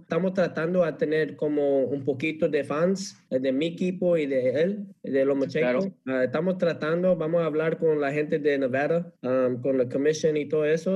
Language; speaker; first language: Spanish; early bilingual, heritage; English